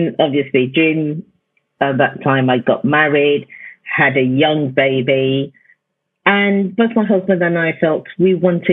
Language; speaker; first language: English; non-native, local second language; Yoruba